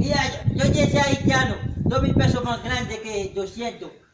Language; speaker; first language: Spanish; non-native, learner; Haitian Creole